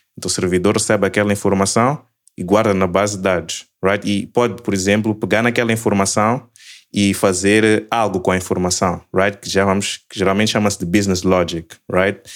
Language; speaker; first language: Portuguese; native; Portuguese